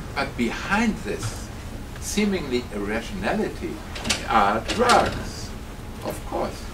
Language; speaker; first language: English; non-native, fluent; German